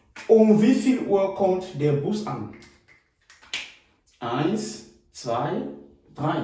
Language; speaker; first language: German; non-native, learner; French